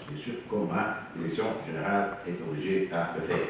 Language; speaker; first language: French; non-native, fluent; Italian